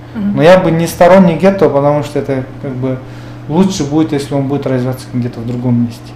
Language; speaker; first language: Russian; non-native, local second language; Kyrgyz